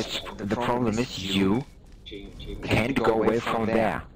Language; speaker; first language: English; non-native, learner; German